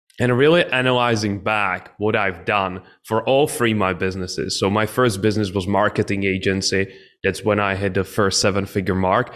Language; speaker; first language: English; non-native, fluent; Czech